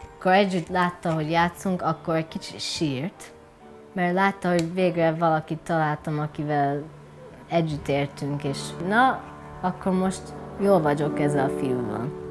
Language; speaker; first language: Hungarian; early bilingual, heritage; Hungarian